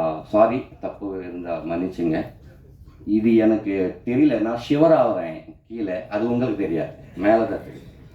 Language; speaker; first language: Tamil; non-native, local second language; Telugu